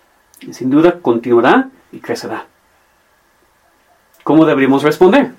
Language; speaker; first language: Spanish; non-native, fluent; English